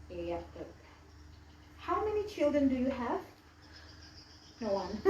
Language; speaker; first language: English; non-native, learner; Indonesian